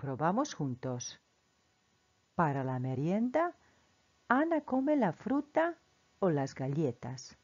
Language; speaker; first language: Spanish; non-native, fluent; Croatian